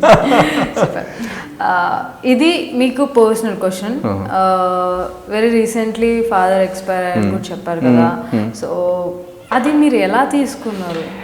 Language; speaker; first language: Telugu; native; Telugu